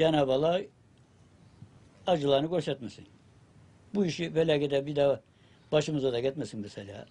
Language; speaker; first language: Turkish; native; Turkish